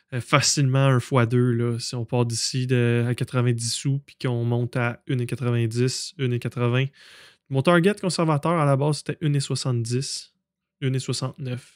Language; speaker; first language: French; native; French